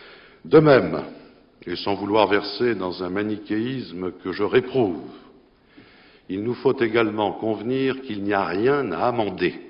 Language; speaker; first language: French; native; French